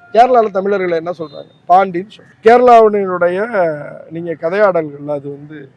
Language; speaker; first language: Tamil; native; Tamil